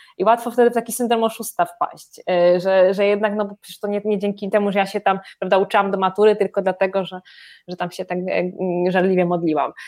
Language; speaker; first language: Polish; native; Polish